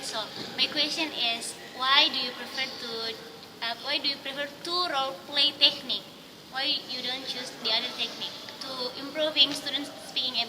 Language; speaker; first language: English; non-native, learner; Indonesian